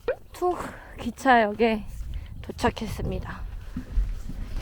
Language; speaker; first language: Korean; native; Korean